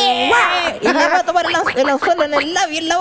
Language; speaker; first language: Spanish; native; Spanish